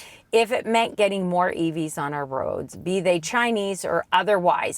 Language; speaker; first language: English; native; English